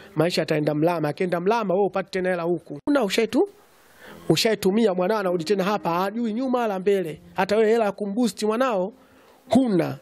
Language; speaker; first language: Swahili; native; Swahili